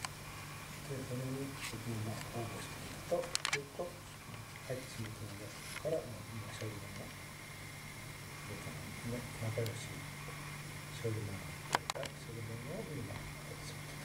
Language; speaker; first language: Japanese; native; Japanese